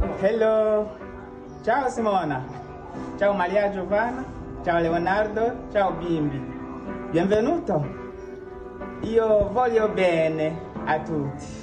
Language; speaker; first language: Italian; early bilingual, other home language; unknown